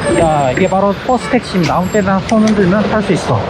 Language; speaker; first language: Korean; native; Korean